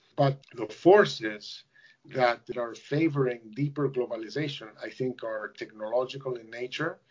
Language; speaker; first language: English; non-native, fluent; Spanish